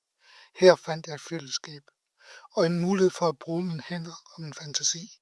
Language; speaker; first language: Danish; native; Danish